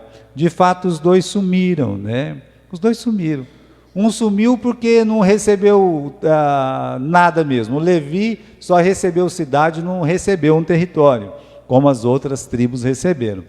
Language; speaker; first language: Portuguese; native; Portuguese